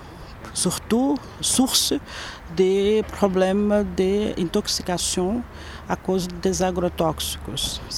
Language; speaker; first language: French; non-native, learner; Portuguese